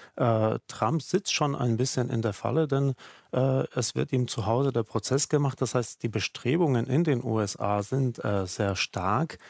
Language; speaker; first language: German; non-native, fluent; Czech